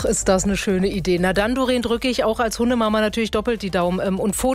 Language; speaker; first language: German; native; German